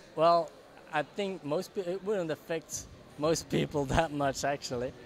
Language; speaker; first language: English; non-native, fluent; Dutch